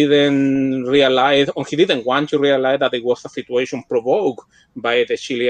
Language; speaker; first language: English; non-native, fluent; Spanish